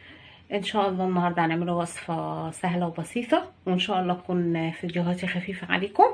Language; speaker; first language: Arabic; native; Arabic